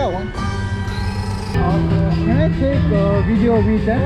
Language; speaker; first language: English; non-native, learner; Korean